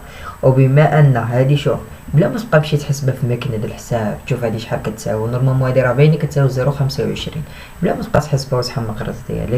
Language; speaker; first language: Arabic; native; Arabic